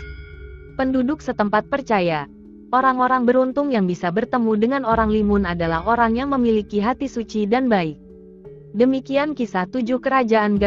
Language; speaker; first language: Indonesian; native; Indonesian